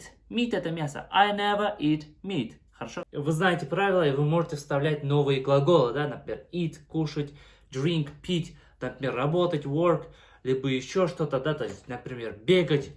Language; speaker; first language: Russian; non-native, local second language; Kazakh